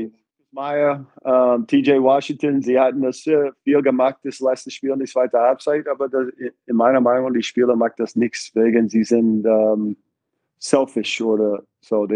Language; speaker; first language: German; non-native, fluent; English